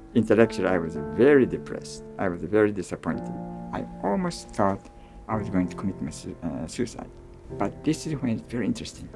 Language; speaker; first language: English; non-native, fluent; Japanese